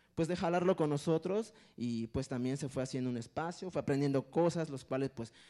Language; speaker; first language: Spanish; non-native, local second language; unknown